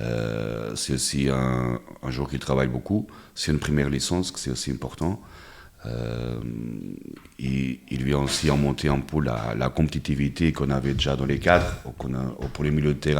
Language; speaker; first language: French; non-native, fluent; Portuguese